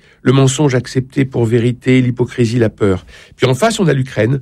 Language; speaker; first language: French; native; French